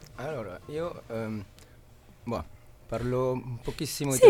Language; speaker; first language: Italian; non-native, learner; French